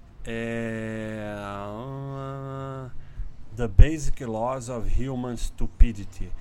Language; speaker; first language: English; non-native, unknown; Portuguese